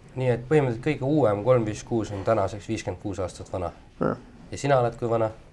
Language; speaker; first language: Estonian; native; Estonian